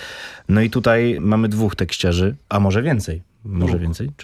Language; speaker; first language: Polish; native; Polish